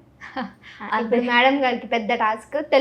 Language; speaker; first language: Telugu; native; Telugu